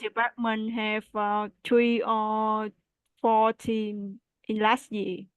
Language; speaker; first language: English; non-native, learner; Vietnamese